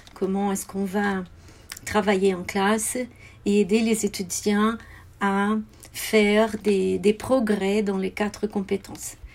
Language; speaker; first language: French; non-native, fluent; Portuguese